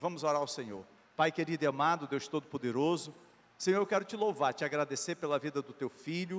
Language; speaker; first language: Portuguese; native; Portuguese